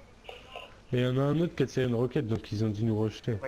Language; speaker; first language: French; native; French